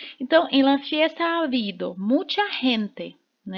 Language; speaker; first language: Spanish; non-native, fluent; Portuguese